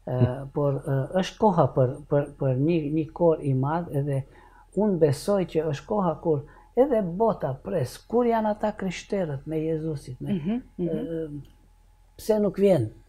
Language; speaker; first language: Albanian; non-native, learner; Hungarian